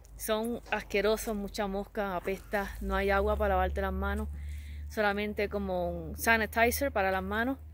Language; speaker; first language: Spanish; native; Spanish